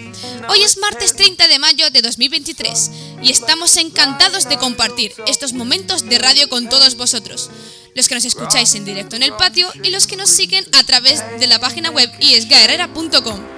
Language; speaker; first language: Spanish; native; Spanish